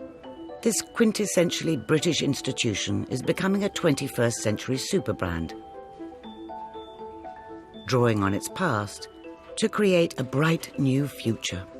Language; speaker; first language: English; native; English